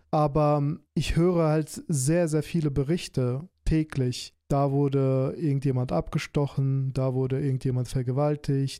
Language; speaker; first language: German; early bilingual, other home language; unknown